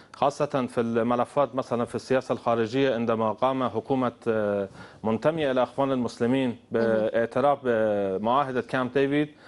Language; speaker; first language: Arabic; non-native, fluent; Persian